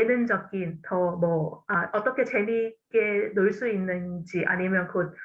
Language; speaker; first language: Korean; non-native, fluent; Cantonese